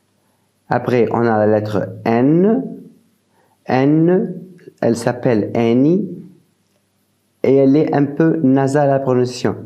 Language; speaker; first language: French; non-native, fluent; Portuguese